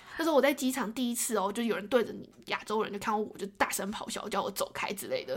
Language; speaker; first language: Chinese; native; Chinese